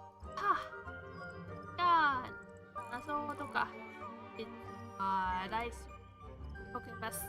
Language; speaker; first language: Japanese; non-native, learner; Chinese